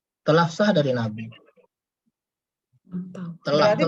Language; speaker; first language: Indonesian; native; Indonesian